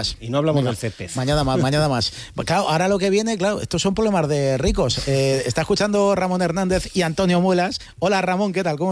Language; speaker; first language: Spanish; native; Spanish